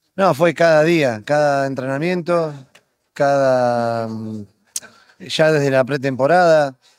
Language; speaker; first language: Spanish; native; Spanish